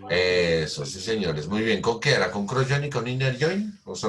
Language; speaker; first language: Spanish; native; Spanish